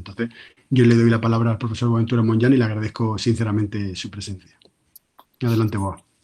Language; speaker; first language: Spanish; native; Spanish